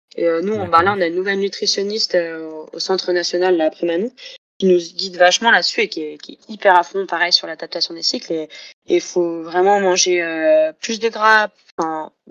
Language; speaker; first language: French; native; French